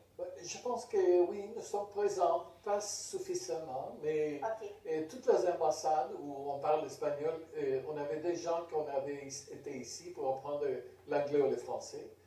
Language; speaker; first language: French; non-native, fluent; Spanish